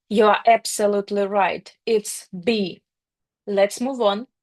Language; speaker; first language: English; non-native, fluent; Ukrainian